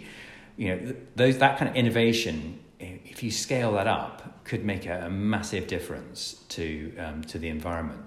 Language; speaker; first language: English; native; English